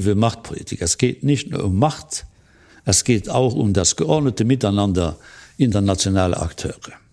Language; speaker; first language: German; non-native, local second language; Luxembourgish